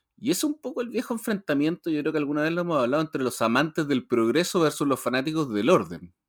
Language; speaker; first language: Spanish; native; Spanish